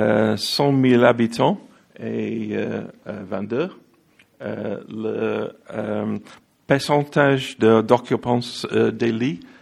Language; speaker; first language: French; non-native, learner; English